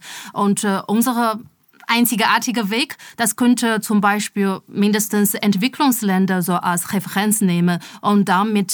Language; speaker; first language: German; non-native, fluent; Chinese